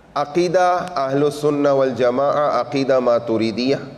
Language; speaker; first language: Indonesian; non-native, learner; Urdu